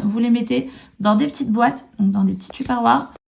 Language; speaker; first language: French; native; French